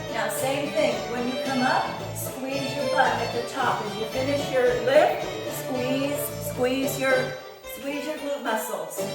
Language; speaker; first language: English; native; English